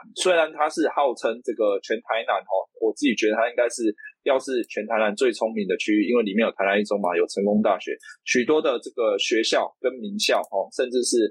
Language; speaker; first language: Chinese; native; Chinese